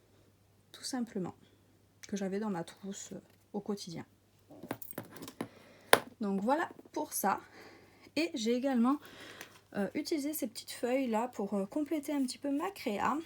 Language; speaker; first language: French; native; French